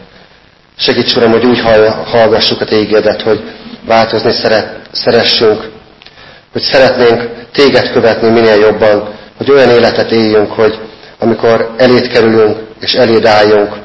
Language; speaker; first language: Hungarian; native; Hungarian